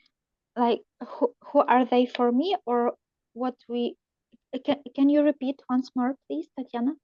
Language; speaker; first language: English; non-native, learner; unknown